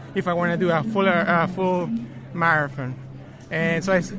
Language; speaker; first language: English; non-native, fluent; Spanish